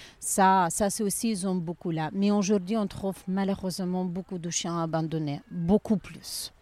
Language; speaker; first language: French; non-native, learner; Ukrainian